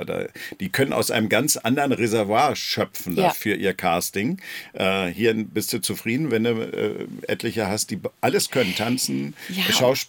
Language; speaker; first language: German; native; German